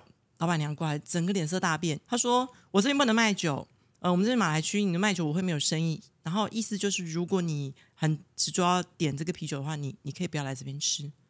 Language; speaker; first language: Chinese; native; Chinese